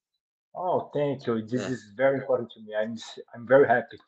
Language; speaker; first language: English; non-native, learner; Portuguese